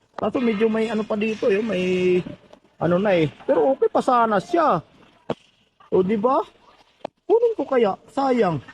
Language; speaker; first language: Filipino; native; Filipino